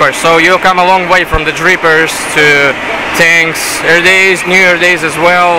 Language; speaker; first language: English; non-native, fluent; Russian